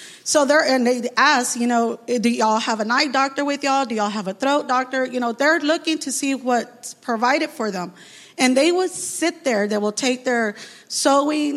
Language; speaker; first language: English; early bilingual, other home language; Spanish